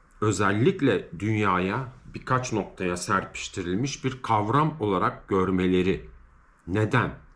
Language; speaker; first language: Turkish; native; Turkish